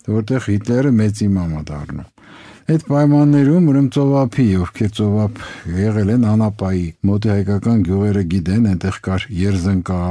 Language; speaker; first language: Armenian; native; Armenian